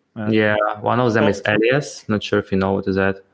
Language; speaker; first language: English; non-native, fluent; Ukrainian